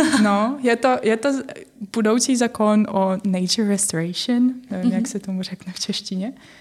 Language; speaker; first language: Czech; non-native, fluent; Ukrainian